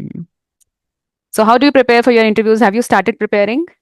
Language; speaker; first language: English; non-native, fluent; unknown